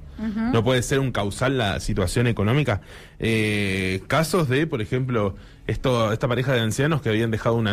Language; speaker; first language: Spanish; native; Spanish